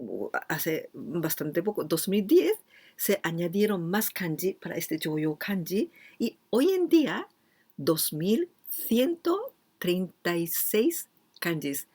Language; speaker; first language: Spanish; non-native, fluent; Japanese